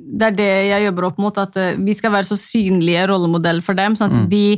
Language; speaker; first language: Norwegian; non-native, local second language; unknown